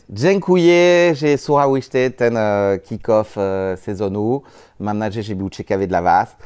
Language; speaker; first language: Polish; non-native, learner; French